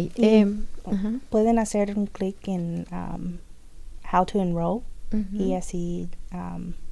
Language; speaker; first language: Spanish; non-native, fluent; English